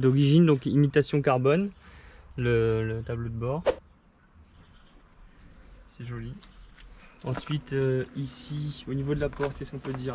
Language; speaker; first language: French; native; French